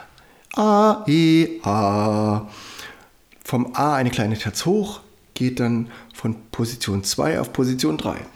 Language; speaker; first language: German; native; German